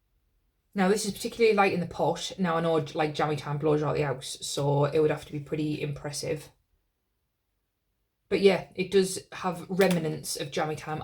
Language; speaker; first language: English; native; English